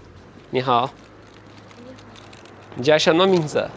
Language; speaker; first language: Chinese; non-native, fluent; Turkish